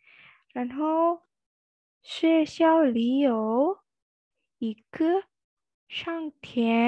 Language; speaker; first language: Chinese; non-native, fluent; Indonesian